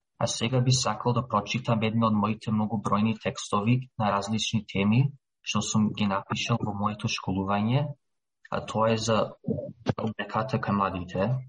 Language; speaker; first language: Macedonian; early bilingual, heritage; Macedonian